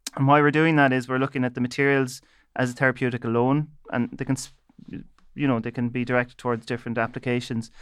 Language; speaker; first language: English; native; English